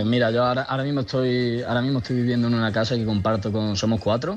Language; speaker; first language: Spanish; native; Spanish